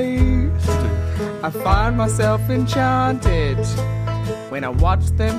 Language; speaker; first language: English; native; English